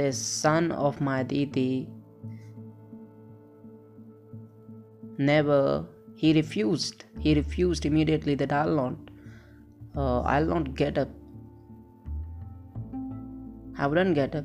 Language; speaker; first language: English; non-native, local second language; Hindi